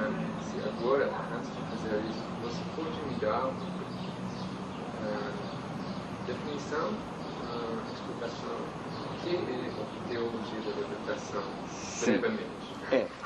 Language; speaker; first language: Portuguese; non-native, fluent; English